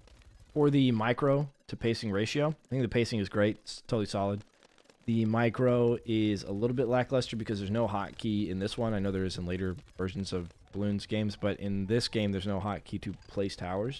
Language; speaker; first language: English; native; English